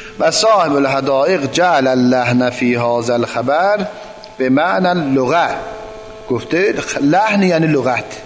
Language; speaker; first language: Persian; non-native, local second language; Azerbaijani